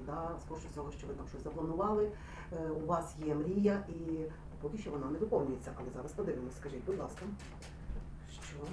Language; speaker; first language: Ukrainian; non-native, local second language; Russian